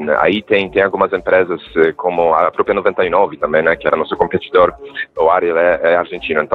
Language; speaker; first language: Portuguese; non-native, fluent; Polish